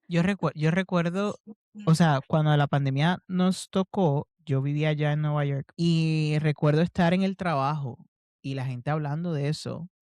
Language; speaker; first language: Spanish; native; Spanish